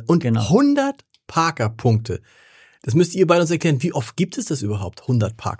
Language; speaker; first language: German; native; German